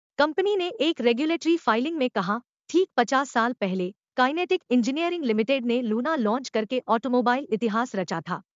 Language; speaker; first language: Hindi; native; Hindi